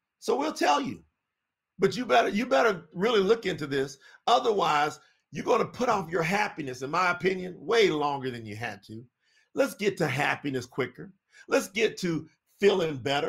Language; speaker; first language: English; native; English